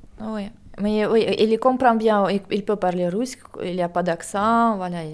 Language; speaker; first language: French; non-native, fluent; Russian